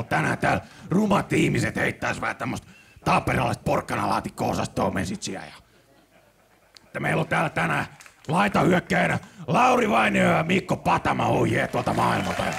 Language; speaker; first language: Finnish; native; Finnish